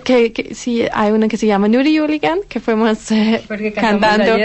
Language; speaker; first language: Spanish; non-native, learner; Danish